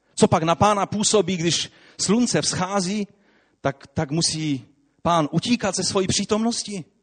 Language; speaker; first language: Czech; non-native, local second language; Polish